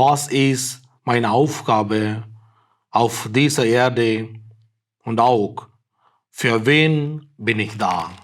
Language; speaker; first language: German; non-native, fluent; Tamil